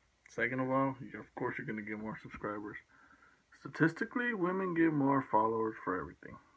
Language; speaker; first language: English; early bilingual, other home language; Spanish